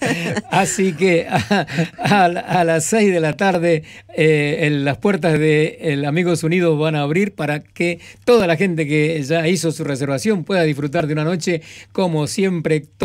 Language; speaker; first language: Spanish; native; Spanish